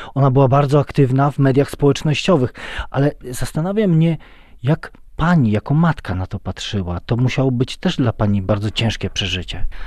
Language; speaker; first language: Polish; native; Polish